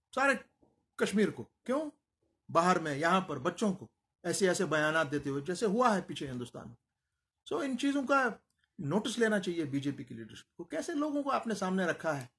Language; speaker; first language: Hindi; non-native, local second language; Kashmiri